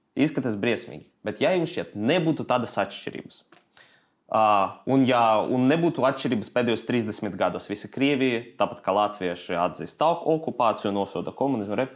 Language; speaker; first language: Latvian; non-native, local second language; Russian